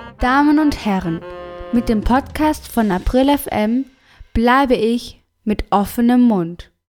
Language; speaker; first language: German; non-native, fluent; Spanish